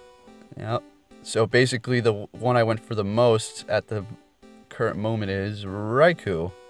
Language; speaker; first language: English; native; English